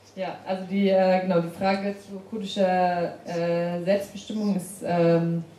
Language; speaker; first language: German; native; German